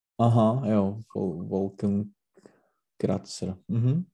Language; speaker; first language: German; non-native, learner; Czech